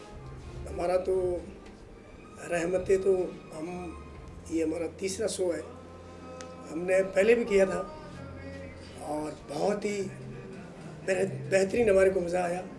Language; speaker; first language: Hindi; non-native, local second language; Rajasthani